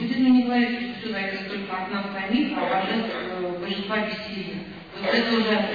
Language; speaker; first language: Russian; native; Russian